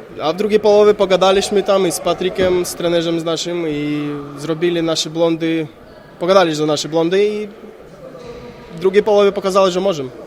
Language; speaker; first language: Polish; non-native, learner; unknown